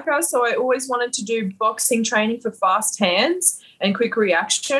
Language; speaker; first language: English; native; English